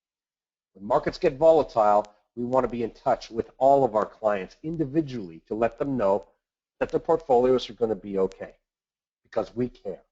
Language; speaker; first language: English; native; English